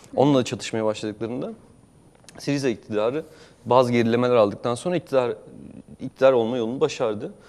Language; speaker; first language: Turkish; native; Turkish